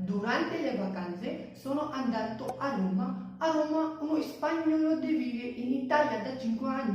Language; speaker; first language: Italian; non-native, learner; Gujarati